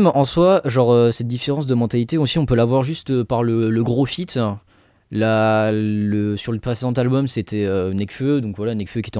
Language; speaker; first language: French; native; French